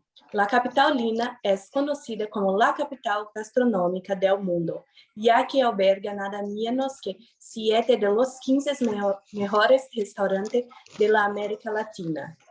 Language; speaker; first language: Spanish; non-native, learner; Portuguese